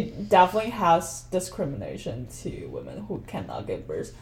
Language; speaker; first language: English; non-native, fluent; Chinese